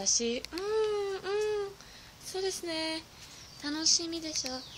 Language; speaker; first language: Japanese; non-native, learner; English